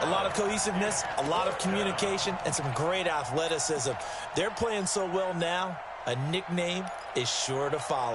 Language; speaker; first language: English; native; English